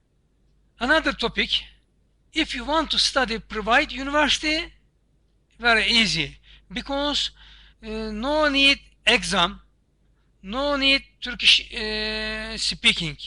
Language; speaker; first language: English; non-native, learner; Turkish